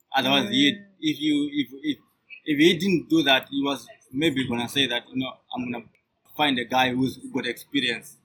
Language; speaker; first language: English; non-native, local second language; Shona